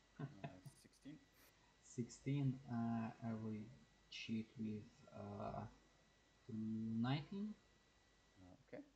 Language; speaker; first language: English; non-native, learner; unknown